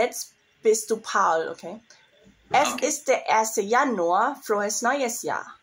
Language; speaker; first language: German; non-native, fluent; Thai